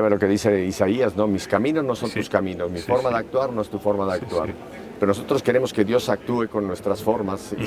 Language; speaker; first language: Spanish; native; Spanish